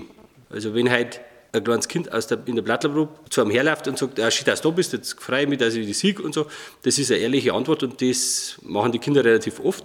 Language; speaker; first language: German; native; German